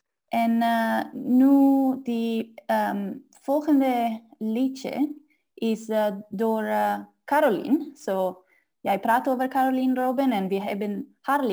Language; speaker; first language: Dutch; non-native, learner; English